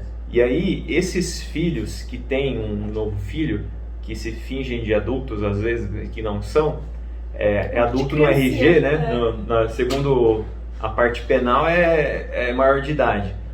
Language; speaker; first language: Portuguese; native; Portuguese